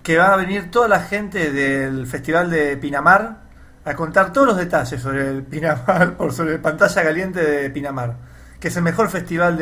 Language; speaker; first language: Spanish; native; Spanish